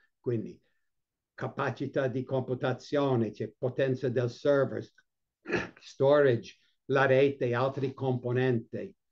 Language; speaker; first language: Italian; non-native, fluent; English